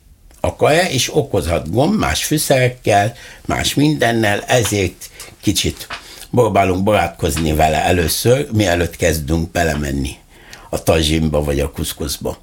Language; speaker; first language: Hungarian; non-native, learner; Arabic